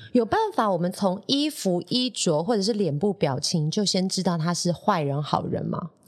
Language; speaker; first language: Chinese; native; Chinese